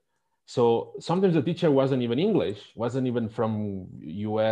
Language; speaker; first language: English; non-native, fluent; Spanish